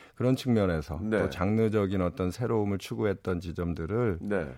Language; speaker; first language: Korean; native; Korean